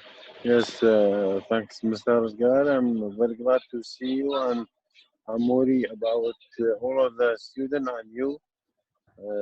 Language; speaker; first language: English; non-native, learner; Kurdish